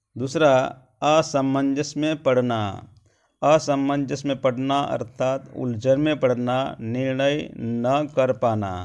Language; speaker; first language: Hindi; non-native, local second language; Gujarati